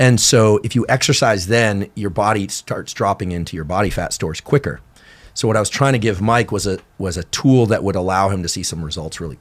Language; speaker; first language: English; native; English